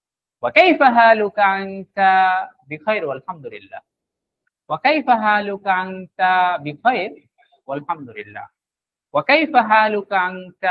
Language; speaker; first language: Arabic; non-native, fluent; Bangla